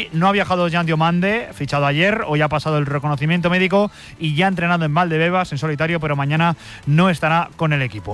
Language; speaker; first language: Spanish; native; Spanish